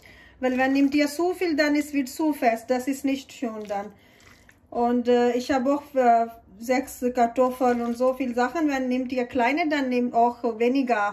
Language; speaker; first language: German; non-native, learner; Urdu